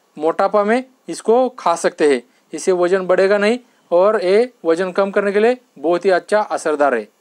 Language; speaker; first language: Hindi; non-native, local second language; Marathi